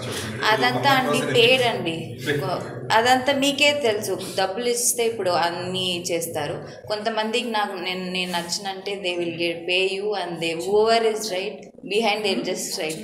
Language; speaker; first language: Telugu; non-native, learner; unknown